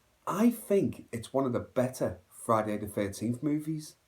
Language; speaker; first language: English; native; English